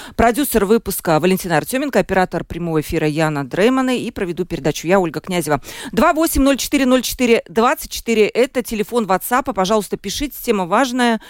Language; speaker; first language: Russian; native; Russian